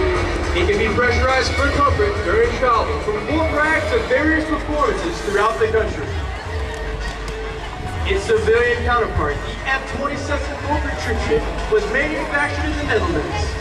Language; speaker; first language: English; native; English